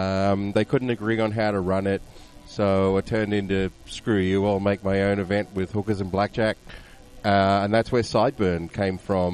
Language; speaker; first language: English; native; English